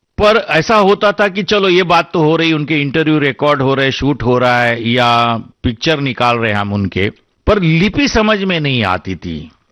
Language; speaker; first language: Hindi; non-native, local second language; Marathi